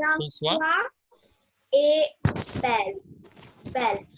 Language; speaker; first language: French; non-native, learner; Albanian